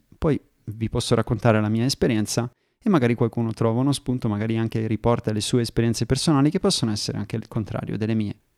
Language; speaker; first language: Italian; early bilingual, heritage; Italian